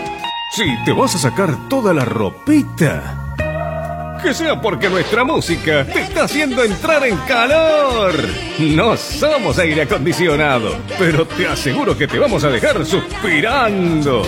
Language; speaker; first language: Spanish; native; Spanish